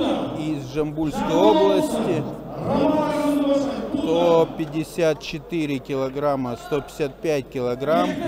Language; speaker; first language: Russian; native; Russian